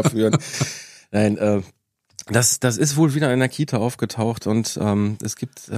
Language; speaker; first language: German; native; German